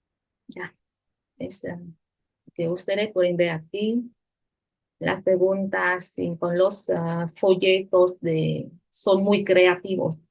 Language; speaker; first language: Spanish; non-native, fluent; Vietnamese